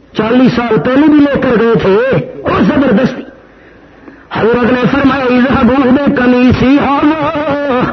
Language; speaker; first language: Urdu; non-native, local second language; Saraiki